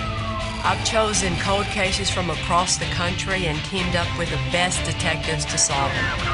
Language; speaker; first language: English; native; English